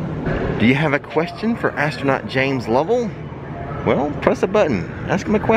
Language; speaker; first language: English; native; English